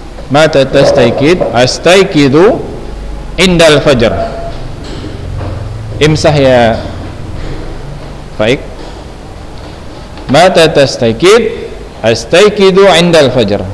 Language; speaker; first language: Arabic; non-native, fluent; Indonesian